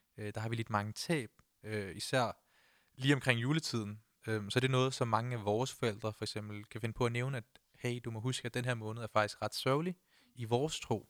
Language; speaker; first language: Danish; early bilingual, other home language; Punjabi